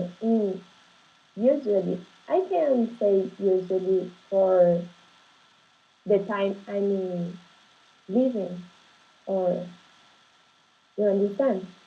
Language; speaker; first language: English; non-native, learner; Portuguese